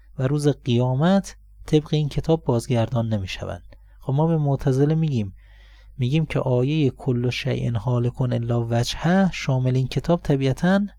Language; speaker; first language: Persian; native; Persian